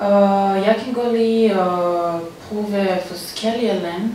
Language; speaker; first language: Danish; non-native, learner; Serbian